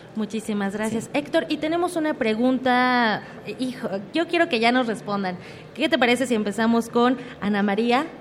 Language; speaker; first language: Spanish; native; Spanish